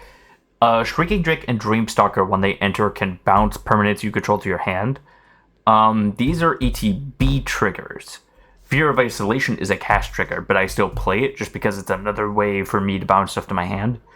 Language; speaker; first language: English; native; English